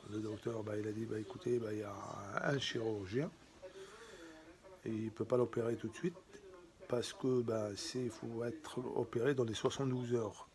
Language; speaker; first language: French; native; French